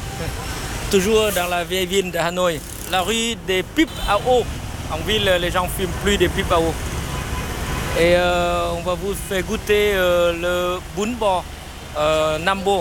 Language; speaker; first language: French; non-native, fluent; Vietnamese